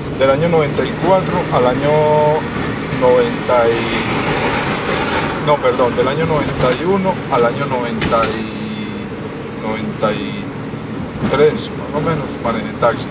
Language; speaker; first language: Spanish; native; Spanish